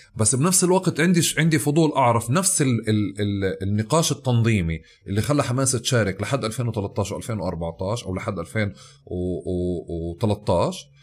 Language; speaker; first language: Arabic; native; Arabic